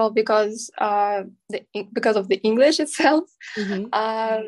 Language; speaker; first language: English; non-native, fluent; Kazakh